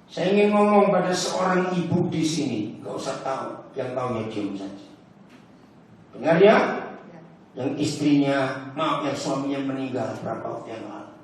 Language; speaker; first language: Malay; non-native, local second language; Javanese